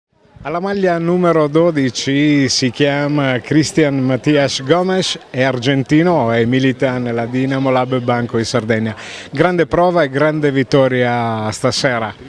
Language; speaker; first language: Italian; native; Italian